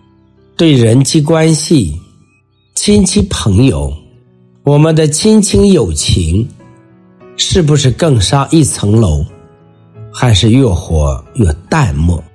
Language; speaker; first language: Chinese; native; Chinese